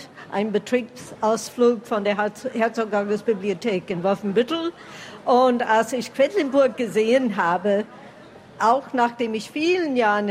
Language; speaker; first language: German; non-native, fluent; English